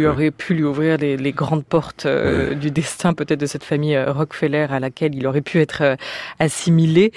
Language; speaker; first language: French; native; French